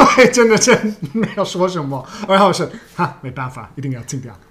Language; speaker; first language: Chinese; non-native, fluent; English